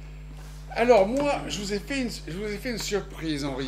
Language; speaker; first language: French; native; French